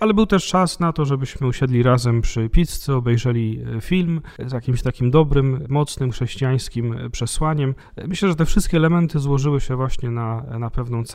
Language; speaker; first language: Polish; native; Polish